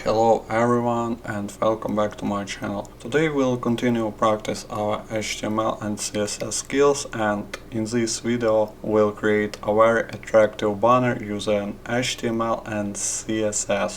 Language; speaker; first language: English; non-native, fluent; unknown